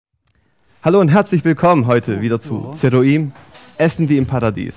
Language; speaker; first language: German; native; German